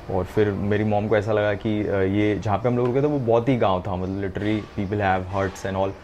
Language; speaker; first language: Hindi; native; Hindi